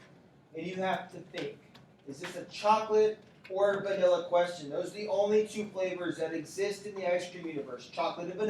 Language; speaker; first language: English; native; English